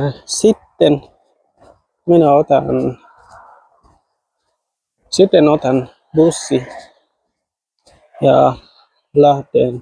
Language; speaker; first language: Finnish; non-native, learner; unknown